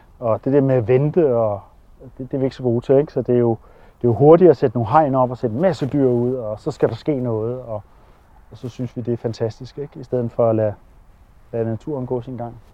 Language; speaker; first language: Danish; native; Danish